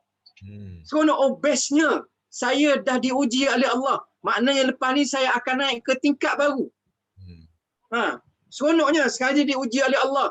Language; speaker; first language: Malay; native; Malay